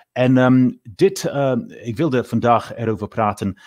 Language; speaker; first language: Dutch; non-native, fluent; English